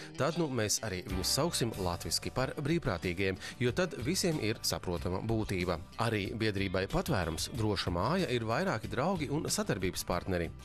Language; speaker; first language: Latvian; native; Latvian